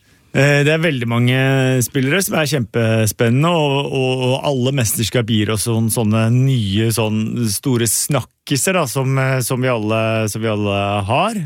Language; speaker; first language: Norwegian; native; Norwegian